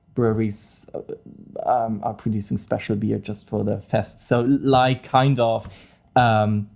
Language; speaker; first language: English; non-native, fluent; German